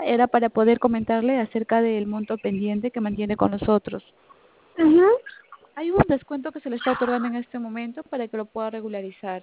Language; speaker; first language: Spanish; native; Spanish